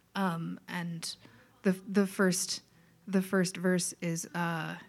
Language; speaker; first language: English; native; English